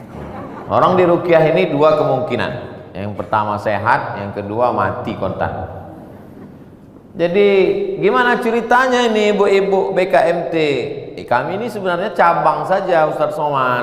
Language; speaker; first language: Indonesian; non-native, local second language; Malay